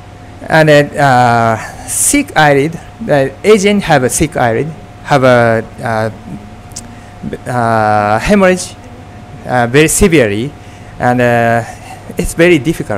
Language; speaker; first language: English; non-native, fluent; Japanese